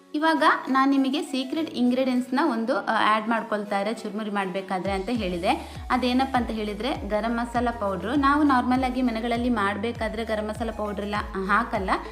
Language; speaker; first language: Kannada; non-native, local second language; Tulu